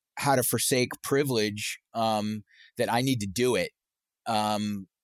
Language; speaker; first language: English; native; English